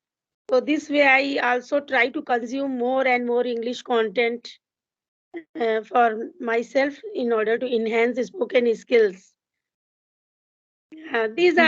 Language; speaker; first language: English; non-native, local second language; Hindi